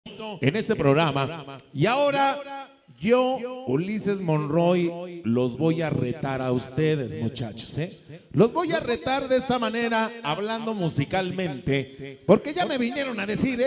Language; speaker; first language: Spanish; native; Spanish